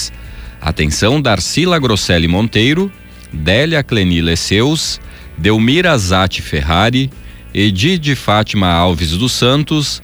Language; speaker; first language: Portuguese; native; Portuguese